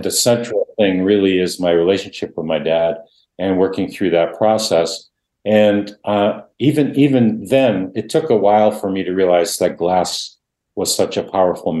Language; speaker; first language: English; non-native, fluent; Dutch